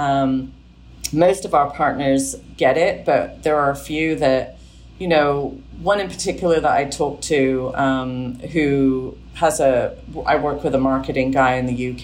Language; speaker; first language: English; native; English